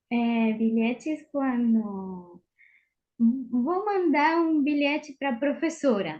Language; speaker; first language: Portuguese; non-native, fluent; Spanish